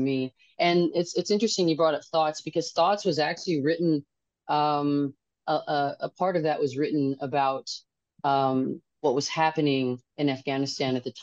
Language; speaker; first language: English; native; English